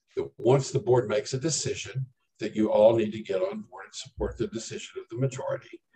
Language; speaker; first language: English; native; English